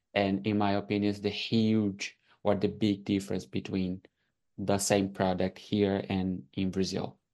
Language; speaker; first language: English; non-native, fluent; Portuguese